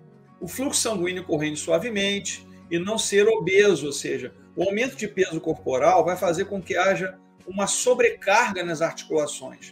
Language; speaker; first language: Portuguese; native; Portuguese